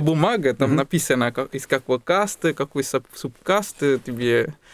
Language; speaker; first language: Russian; non-native, fluent; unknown